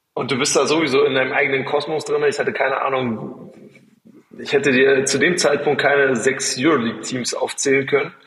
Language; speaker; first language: German; native; German